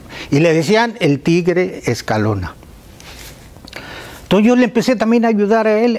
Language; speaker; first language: Spanish; native; Spanish